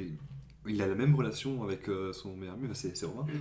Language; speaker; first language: French; native; French